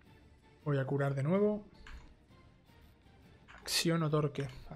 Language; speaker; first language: Spanish; native; Spanish